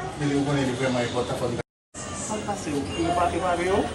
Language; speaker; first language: Portuguese; non-native, learner; Haitian Creole